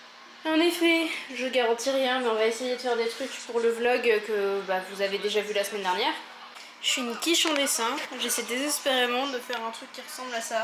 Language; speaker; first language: French; native; French